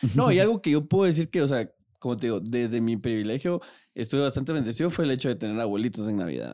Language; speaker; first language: Spanish; native; Spanish